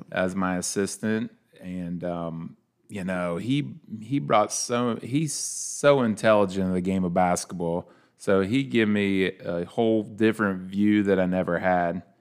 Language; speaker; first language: English; native; English